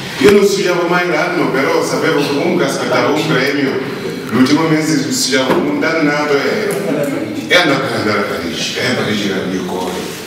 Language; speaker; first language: Italian; non-native, fluent; Wolof